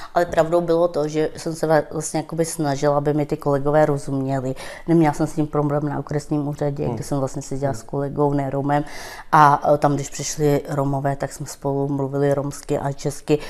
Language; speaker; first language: Czech; non-native, local second language; Romany